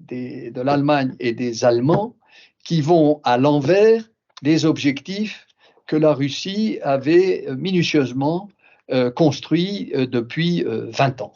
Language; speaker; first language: French; native; French